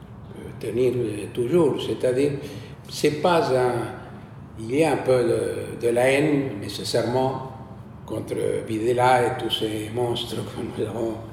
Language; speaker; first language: French; non-native, fluent; Spanish